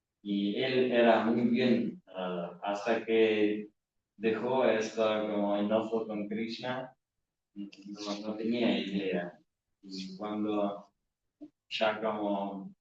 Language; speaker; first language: Spanish; non-native, learner; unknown